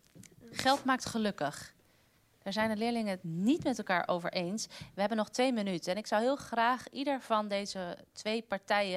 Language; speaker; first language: Dutch; native; Dutch